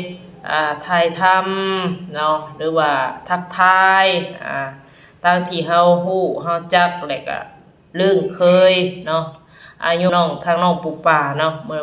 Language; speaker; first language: Thai; non-native, local second language; Lao